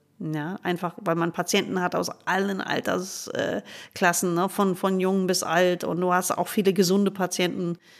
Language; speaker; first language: German; non-native, fluent; English